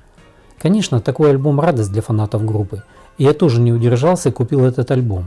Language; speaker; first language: Russian; native; Russian